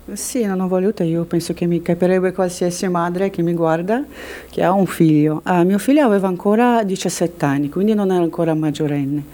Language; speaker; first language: Italian; non-native, learner; Russian